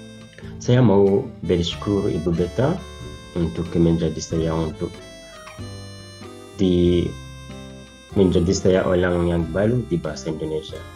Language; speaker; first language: Indonesian; non-native, learner; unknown